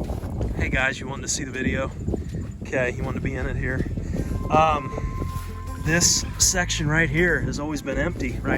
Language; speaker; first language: English; native; English